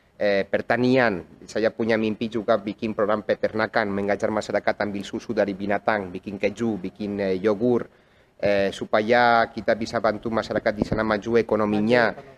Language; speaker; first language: Indonesian; non-native, fluent; Catalan